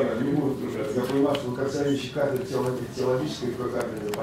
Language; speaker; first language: Russian; native; Russian